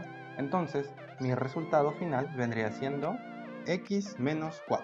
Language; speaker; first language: Spanish; native; Spanish